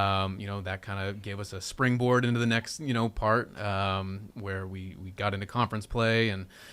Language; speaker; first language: English; native; English